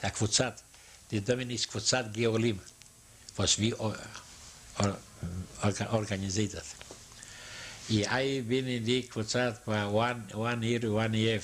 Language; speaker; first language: English; non-native, learner; Yiddish